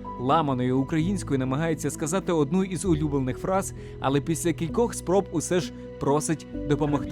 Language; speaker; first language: Ukrainian; native; Ukrainian